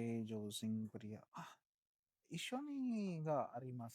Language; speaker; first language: Japanese; non-native, learner; Hindi